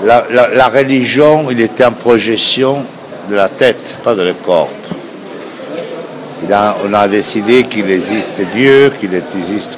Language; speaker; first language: French; non-native, fluent; Italian